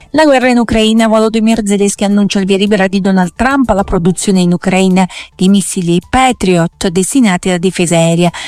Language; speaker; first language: Italian; native; Italian